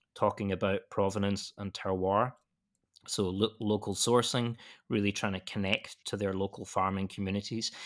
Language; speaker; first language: English; native; English